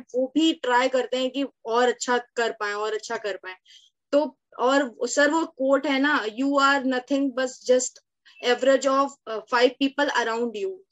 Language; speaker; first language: Hindi; native; Hindi